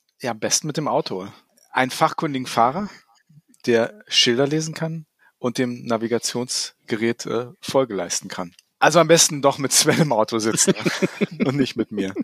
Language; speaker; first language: German; native; German